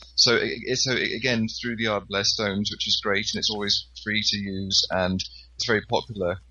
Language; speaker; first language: English; native; English